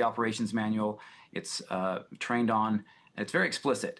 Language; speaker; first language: English; native; English